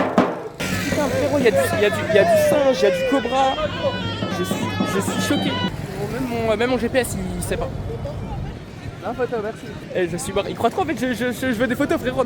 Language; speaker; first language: French; native; French